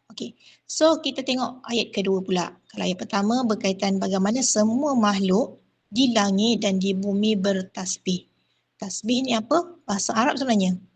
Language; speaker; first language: Malay; native; Malay